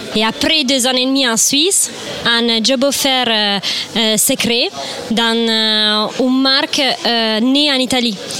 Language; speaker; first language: French; non-native, fluent; Italian